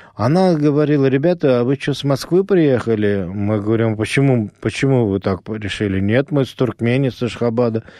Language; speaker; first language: Russian; non-native, local second language; Azerbaijani